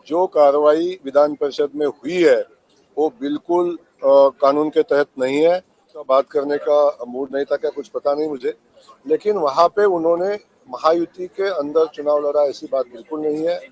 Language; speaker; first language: Hindi; non-native, local second language; Marathi